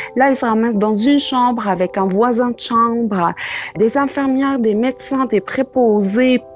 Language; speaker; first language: French; non-native, local second language; Arabic